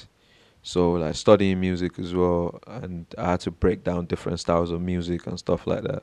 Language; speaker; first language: English; non-native, local second language; Yoruba